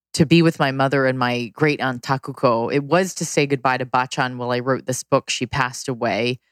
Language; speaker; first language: English; native; English